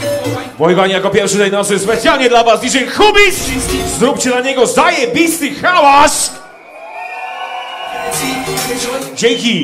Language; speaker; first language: Polish; native; Polish